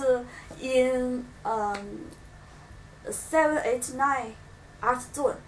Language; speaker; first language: English; non-native, learner; Chinese